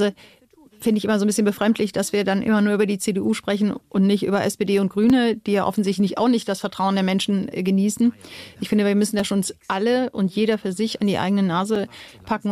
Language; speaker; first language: German; native; German